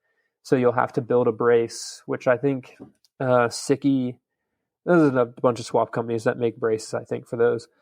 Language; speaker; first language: English; native; English